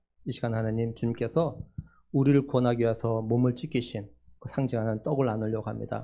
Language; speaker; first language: Korean; native; Korean